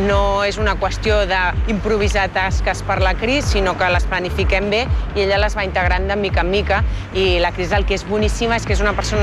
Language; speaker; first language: Catalan; native; Catalan